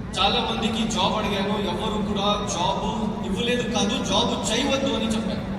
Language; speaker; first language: Telugu; non-native, local second language; Urdu